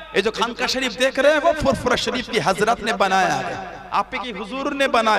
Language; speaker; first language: Hindi; non-native, local second language; Bangla